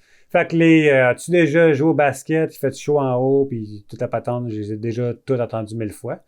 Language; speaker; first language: French; native; French